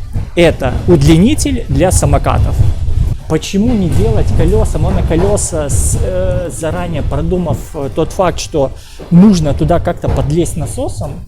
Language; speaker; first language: Russian; native; Russian